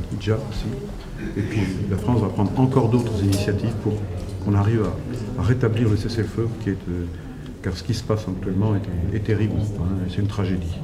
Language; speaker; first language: French; native; French